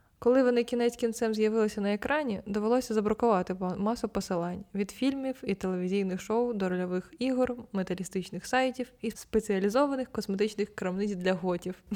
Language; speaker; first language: Ukrainian; non-native, local second language; Russian